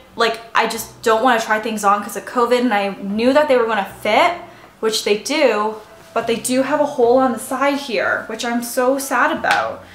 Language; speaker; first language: English; native; English